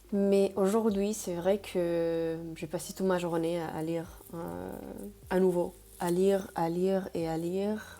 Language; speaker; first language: French; non-native, fluent; Spanish